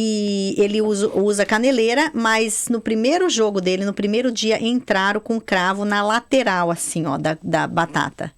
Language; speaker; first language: Portuguese; native; Portuguese